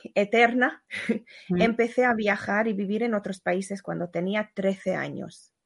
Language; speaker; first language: Spanish; non-native, fluent; Hungarian